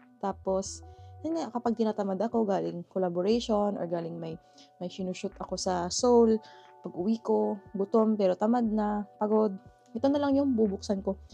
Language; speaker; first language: Filipino; native; Filipino